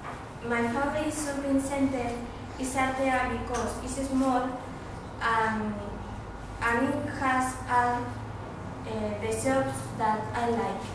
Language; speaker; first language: English; non-native, learner; Spanish